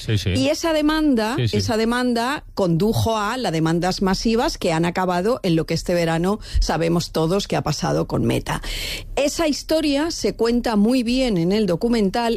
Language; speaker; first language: Spanish; native; Spanish